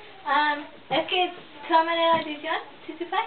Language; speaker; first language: French; non-native, learner; English